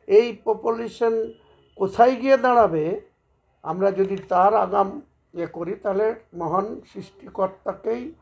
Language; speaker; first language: Bangla; native; Bangla